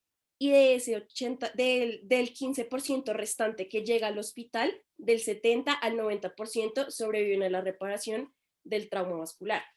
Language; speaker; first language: Spanish; native; Spanish